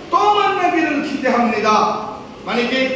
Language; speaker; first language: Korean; non-native, fluent; Bangla